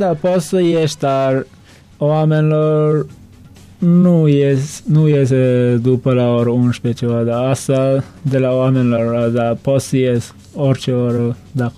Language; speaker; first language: Romanian; non-native, learner; Turkmen